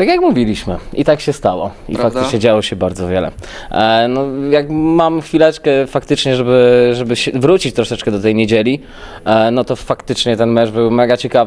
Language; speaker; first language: Polish; native; Polish